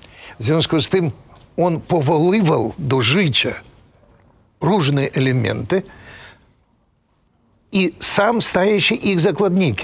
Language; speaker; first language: Polish; non-native, fluent; Russian